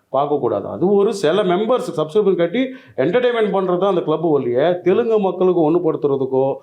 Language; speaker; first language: Tamil; non-native, local second language; Telugu